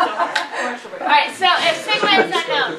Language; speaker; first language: English; native; English